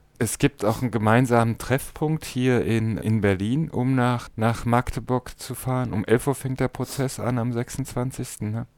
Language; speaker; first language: German; native; German